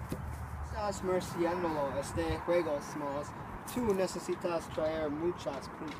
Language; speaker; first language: Spanish; non-native, learner; English